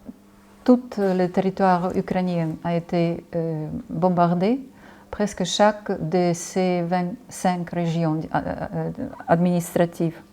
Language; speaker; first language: French; non-native, fluent; Ukrainian